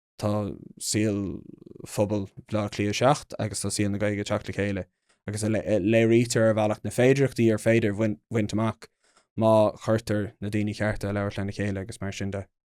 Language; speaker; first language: Irish; non-native, local second language; English